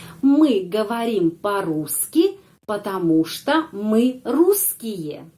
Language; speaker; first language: Russian; non-native, fluent; Indonesian